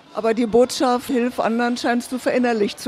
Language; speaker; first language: German; native; German